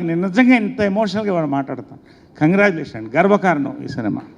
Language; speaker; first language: Telugu; native; Telugu